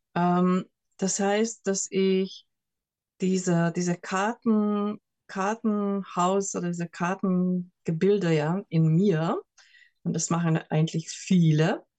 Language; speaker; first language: German; non-native, fluent; Hungarian